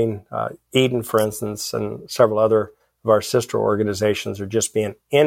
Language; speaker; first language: English; native; English